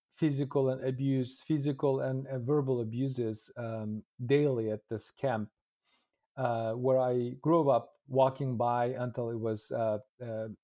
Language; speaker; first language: English; non-native, fluent; Uyghur